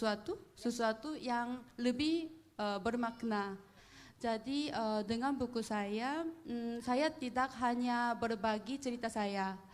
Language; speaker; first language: Indonesian; non-native, fluent; Korean